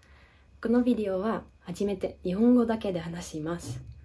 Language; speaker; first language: Japanese; non-native, fluent; Dutch